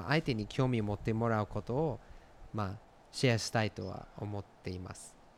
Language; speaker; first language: Japanese; non-native, fluent; English